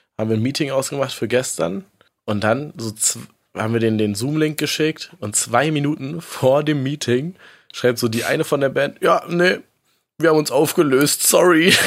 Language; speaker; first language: German; native; German